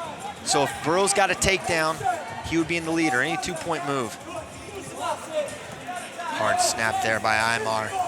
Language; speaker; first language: English; native; English